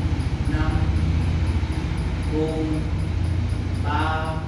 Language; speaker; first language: Vietnamese; non-native, learner; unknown